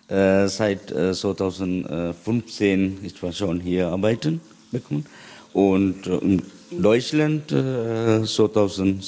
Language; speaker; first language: German; non-native, learner; Sinhala